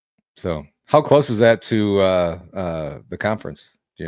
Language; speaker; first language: English; native; English